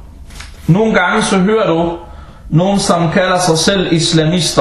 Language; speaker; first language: Danish; early bilingual, other home language; Arabic